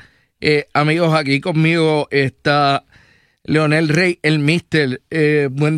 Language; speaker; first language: Spanish; native; Spanish